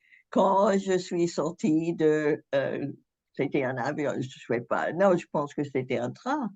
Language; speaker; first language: French; non-native, fluent; English